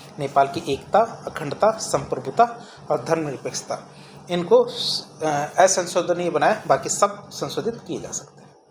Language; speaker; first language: Hindi; native; Hindi